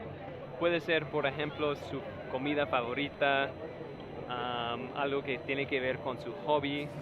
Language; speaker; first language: Spanish; non-native, fluent; English